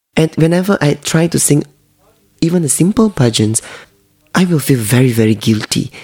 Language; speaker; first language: English; non-native, local second language; Hakka Chinese